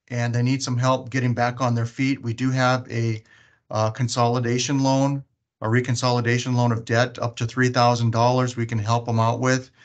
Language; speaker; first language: English; native; English